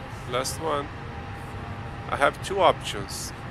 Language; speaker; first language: English; non-native, learner; Portuguese